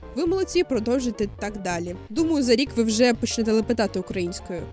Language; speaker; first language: Ukrainian; non-native, local second language; Russian